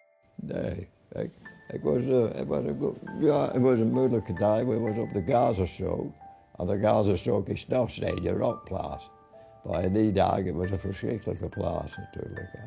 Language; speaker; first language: Dutch; non-native, learner; English